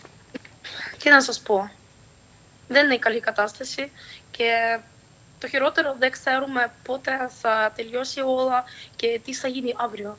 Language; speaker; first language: Greek; non-native, fluent; Ukrainian